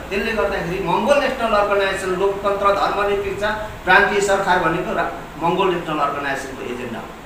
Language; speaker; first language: Nepali; non-native, local second language; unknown